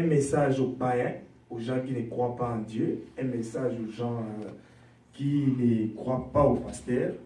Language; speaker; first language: French; non-native, local second language; Lingala